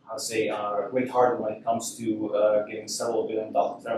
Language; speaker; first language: English; non-native, fluent; Hungarian